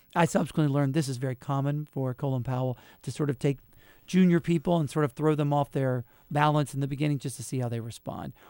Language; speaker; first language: English; native; English